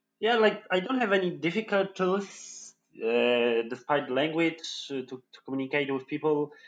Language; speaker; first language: English; non-native, fluent; Polish